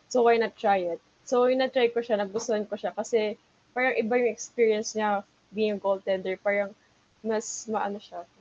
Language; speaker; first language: Filipino; native; Filipino